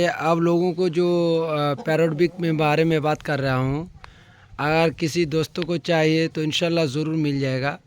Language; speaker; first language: Hindi; non-native, local second language; Bangla